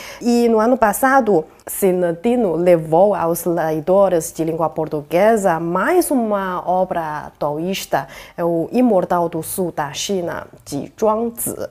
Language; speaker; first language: Portuguese; non-native, fluent; Chinese